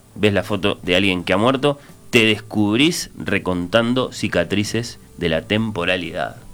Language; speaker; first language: Spanish; native; Spanish